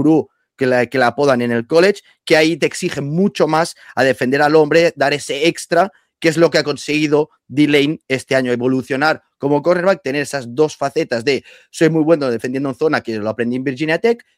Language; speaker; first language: Spanish; native; Spanish